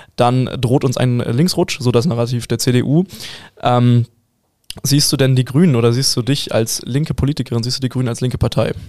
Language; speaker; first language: German; native; German